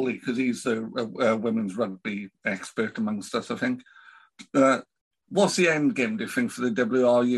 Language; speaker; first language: English; native; English